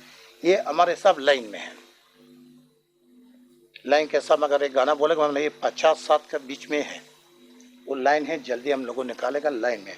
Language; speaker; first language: Hindi; non-native, learner; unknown